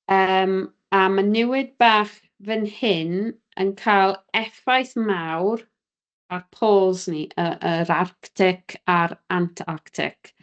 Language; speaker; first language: Welsh; native; Welsh